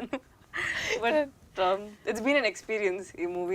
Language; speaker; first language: Telugu; non-native, local second language; Tamil